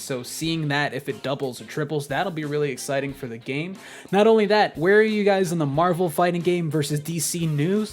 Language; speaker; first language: English; native; English